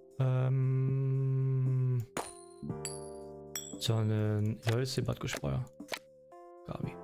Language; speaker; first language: Korean; non-native, learner; German